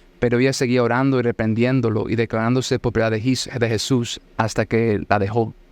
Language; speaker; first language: Spanish; early bilingual, heritage; Spanish